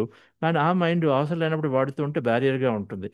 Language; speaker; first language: Telugu; native; Telugu